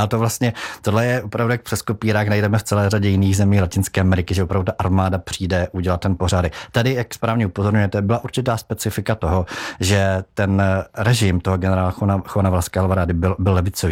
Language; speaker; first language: Czech; native; Czech